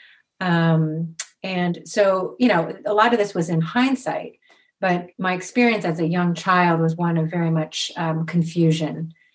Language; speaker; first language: English; native; English